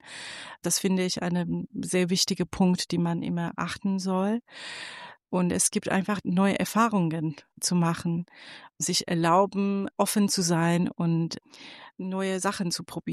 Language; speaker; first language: German; non-native, fluent; Persian